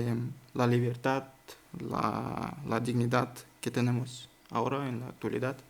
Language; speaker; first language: Spanish; non-native, learner; Kazakh